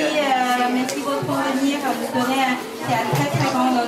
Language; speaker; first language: French; non-native, fluent; Chinese